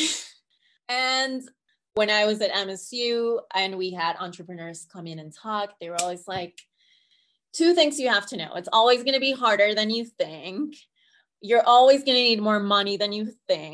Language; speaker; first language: English; non-native, fluent; Spanish